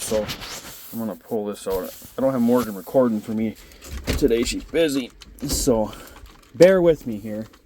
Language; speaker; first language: English; native; English